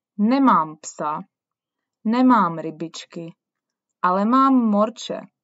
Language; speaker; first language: Czech; native; Czech